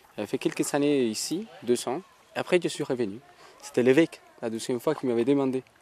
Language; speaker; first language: French; non-native, fluent; Spanish